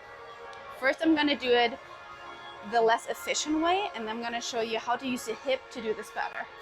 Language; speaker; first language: English; native; English